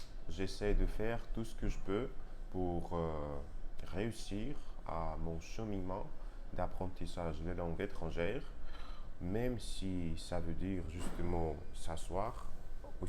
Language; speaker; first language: French; non-native, learner; Russian